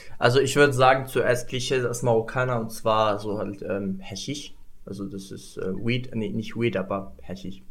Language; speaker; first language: German; non-native, fluent; Arabic